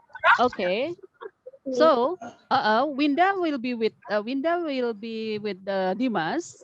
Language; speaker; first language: English; non-native, fluent; Indonesian